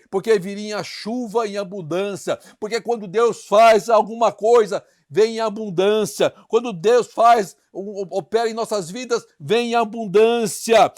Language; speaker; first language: Portuguese; native; Portuguese